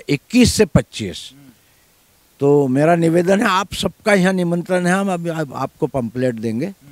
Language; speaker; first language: Hindi; native; Hindi